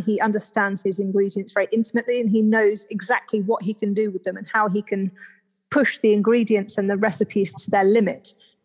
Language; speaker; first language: English; native; English